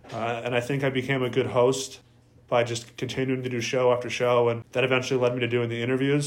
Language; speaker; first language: English; native; English